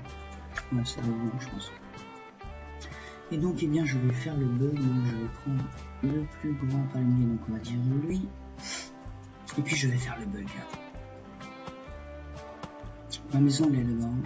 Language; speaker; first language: French; native; French